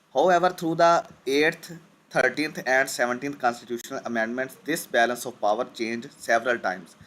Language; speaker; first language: English; non-native, local second language; Urdu